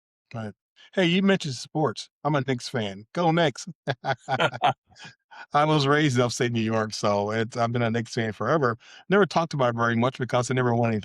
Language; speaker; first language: English; native; English